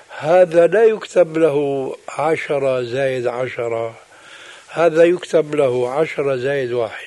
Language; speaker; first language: Arabic; early bilingual, other home language; Albanian